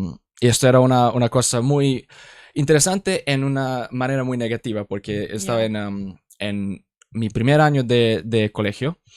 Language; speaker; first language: Spanish; non-native, learner; English